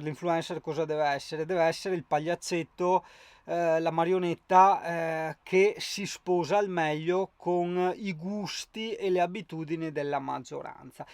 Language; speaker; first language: Italian; native; Italian